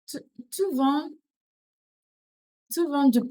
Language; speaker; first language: French; non-native, fluent; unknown